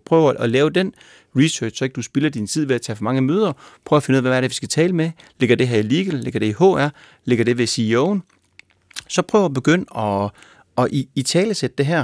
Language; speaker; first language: Danish; native; Danish